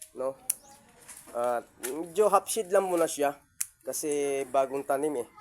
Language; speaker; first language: Filipino; non-native, local second language; Hiligaynon